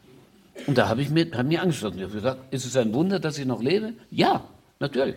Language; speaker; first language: German; native; German